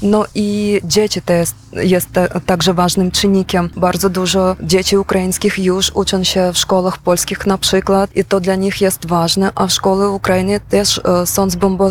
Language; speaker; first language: Polish; non-native, fluent; Ukrainian